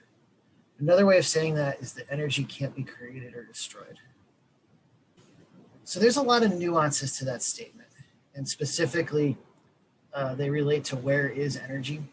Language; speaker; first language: English; native; English